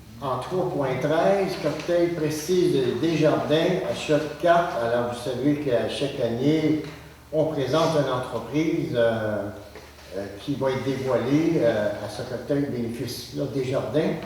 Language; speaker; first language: French; native; French